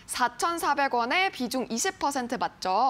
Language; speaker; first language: Korean; native; Korean